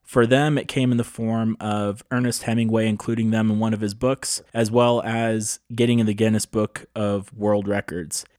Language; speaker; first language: English; native; English